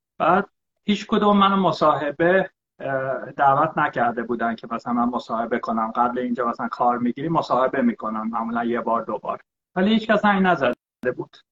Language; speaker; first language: Persian; early bilingual, heritage; Persian